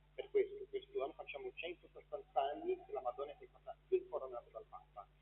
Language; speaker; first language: Italian; non-native, fluent; Portuguese